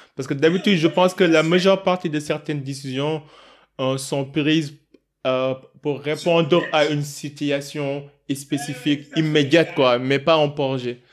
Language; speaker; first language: French; non-native, local second language; Wolof